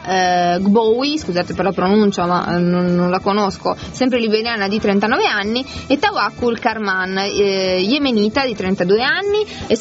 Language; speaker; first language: Italian; native; Italian